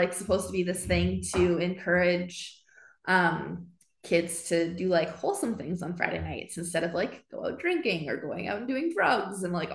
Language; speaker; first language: English; native; English